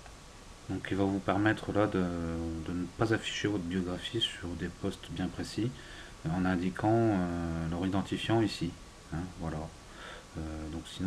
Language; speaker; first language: French; native; French